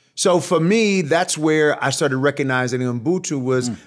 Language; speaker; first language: English; native; English